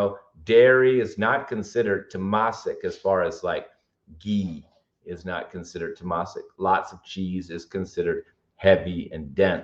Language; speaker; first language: English; native; English